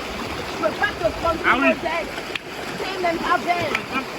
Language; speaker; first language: French; native; French